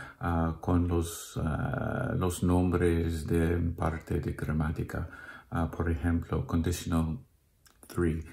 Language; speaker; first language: Spanish; non-native, learner; English